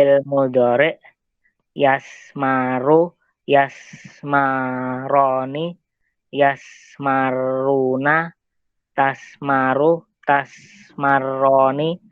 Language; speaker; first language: Arabic; non-native, learner; Indonesian